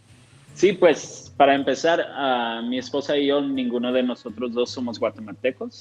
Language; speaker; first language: Spanish; non-native, fluent; English